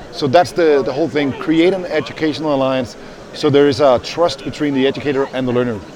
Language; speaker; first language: English; non-native, fluent; Danish